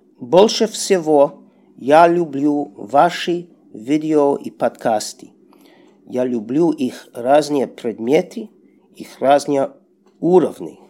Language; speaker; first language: Russian; non-native, learner; English